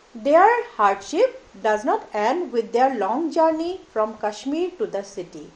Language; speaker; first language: English; non-native, local second language; Assamese